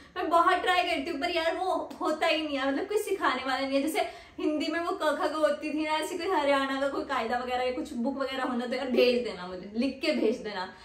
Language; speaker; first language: Hindi; non-native, local second language; Punjabi